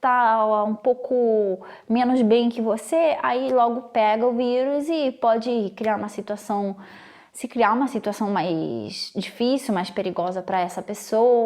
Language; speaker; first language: Portuguese; non-native, fluent; Italian